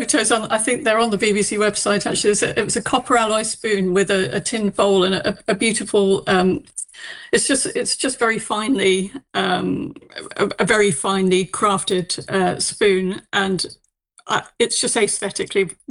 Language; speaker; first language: English; native; English